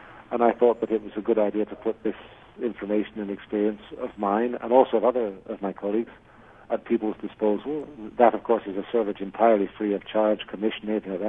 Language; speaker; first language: English; native; English